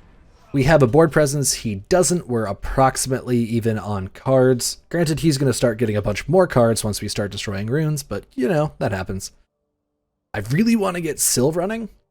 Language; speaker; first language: English; native; English